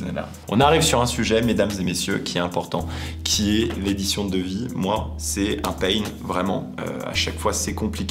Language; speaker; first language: French; native; French